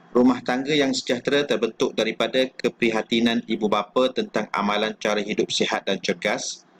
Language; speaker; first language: Malay; native; Malay